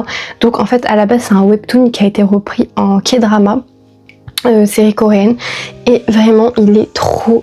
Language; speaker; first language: French; native; French